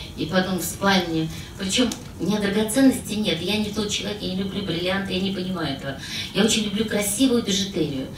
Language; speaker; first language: Russian; native; Russian